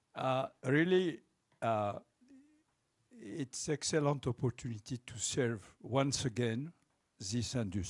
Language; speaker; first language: English; non-native, local second language; French